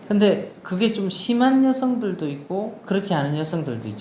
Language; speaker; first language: Korean; non-native, local second language; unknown